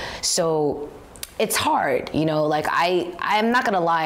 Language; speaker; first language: English; early bilingual, other home language; Korean